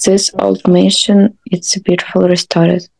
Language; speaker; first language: English; non-native, learner; Russian